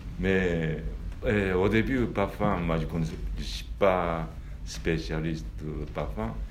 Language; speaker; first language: French; non-native, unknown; Japanese